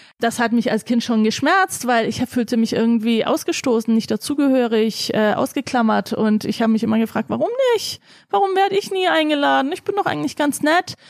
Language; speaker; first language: German; early bilingual, other home language; Turkish